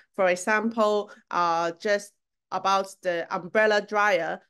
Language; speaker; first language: English; non-native, local second language; Cantonese